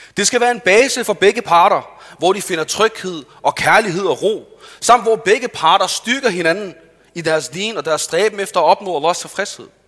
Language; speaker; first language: Danish; early bilingual, other home language; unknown